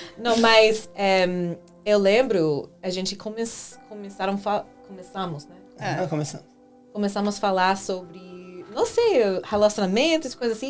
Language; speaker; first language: Portuguese; non-native, fluent; English